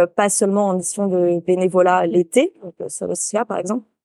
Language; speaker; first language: French; native; French